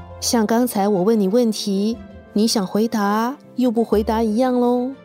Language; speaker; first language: Chinese; native; Chinese